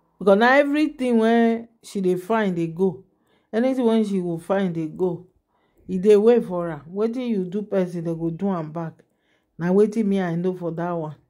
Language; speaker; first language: Nigerian Pidgin; non-native, local second language; Yoruba